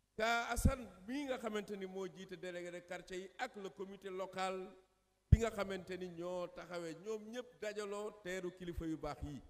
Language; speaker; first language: Wolof; native; Wolof